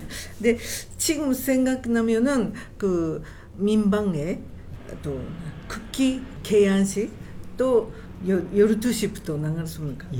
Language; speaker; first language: Korean; non-native, learner; Japanese